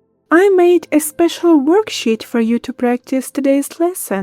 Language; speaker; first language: English; non-native, fluent; Russian